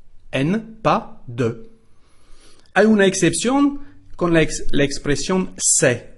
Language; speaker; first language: Spanish; non-native, fluent; French